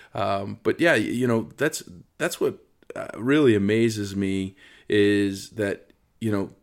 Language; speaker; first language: English; native; English